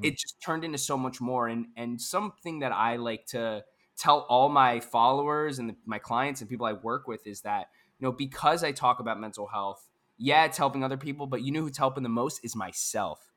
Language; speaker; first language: English; native; English